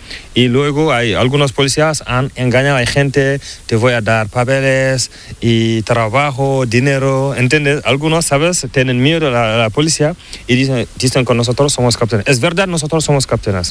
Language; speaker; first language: Spanish; non-native, local second language; Fula